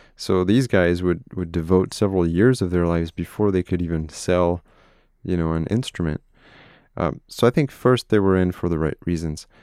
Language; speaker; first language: English; non-native, fluent; French